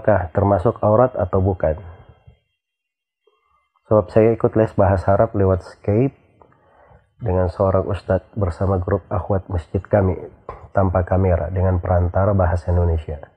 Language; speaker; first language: Indonesian; native; Indonesian